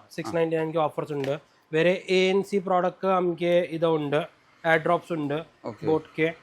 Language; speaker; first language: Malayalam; non-native, fluent; Hindi